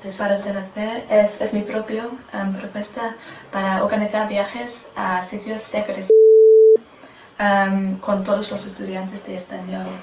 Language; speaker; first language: Spanish; non-native, learner; English